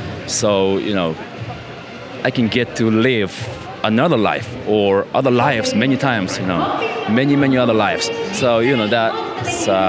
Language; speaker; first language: English; non-native, fluent; Japanese